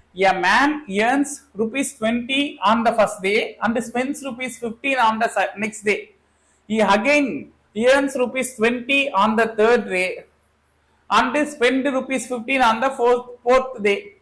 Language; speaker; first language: English; non-native, local second language; Tamil